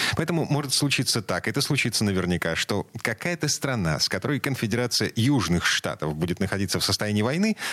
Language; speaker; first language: Russian; native; Russian